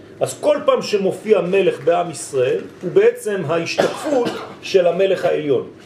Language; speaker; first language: Hebrew; non-native, fluent; French